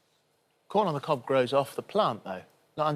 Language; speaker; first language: English; native; English